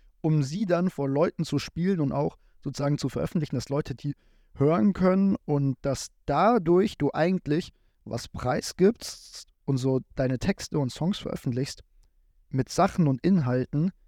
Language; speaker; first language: German; native; German